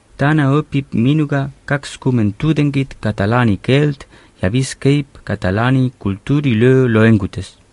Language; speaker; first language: Estonian; non-native, learner; Catalan